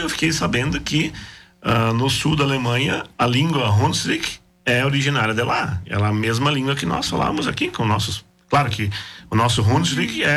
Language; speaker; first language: Portuguese; non-native, local second language; German